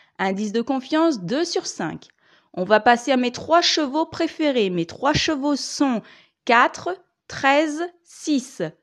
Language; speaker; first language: French; native; French